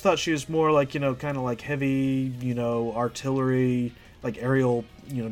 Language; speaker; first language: English; native; English